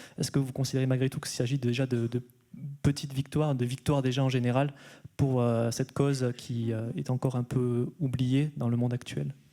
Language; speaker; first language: French; native; French